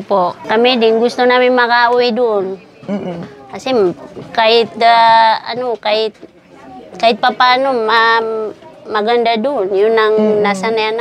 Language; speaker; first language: Filipino; non-native, local second language; Maranao